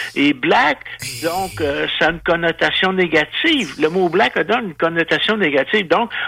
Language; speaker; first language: French; native; French